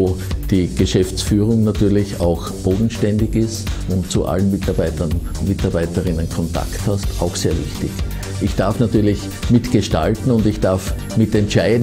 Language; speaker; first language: German; native; German